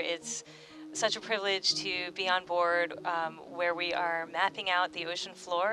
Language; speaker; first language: English; native; English